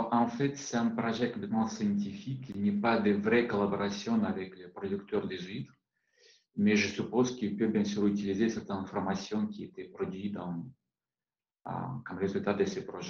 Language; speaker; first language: French; non-native, fluent; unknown